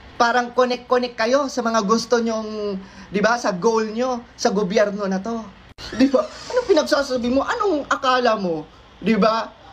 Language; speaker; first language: Filipino; non-native, local second language; Cebuano